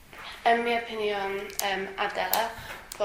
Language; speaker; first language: Spanish; non-native, learner; English